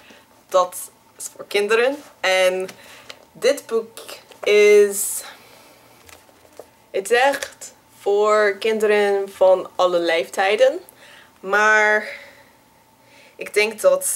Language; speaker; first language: Dutch; non-native, learner; English